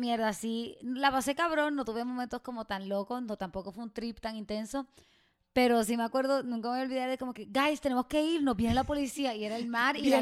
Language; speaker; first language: Spanish; native; Spanish